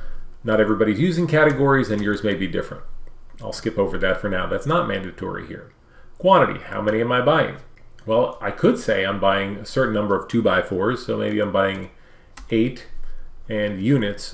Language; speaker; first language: English; native; English